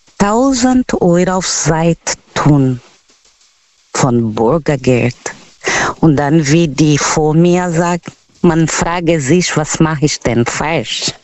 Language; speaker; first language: German; non-native, learner; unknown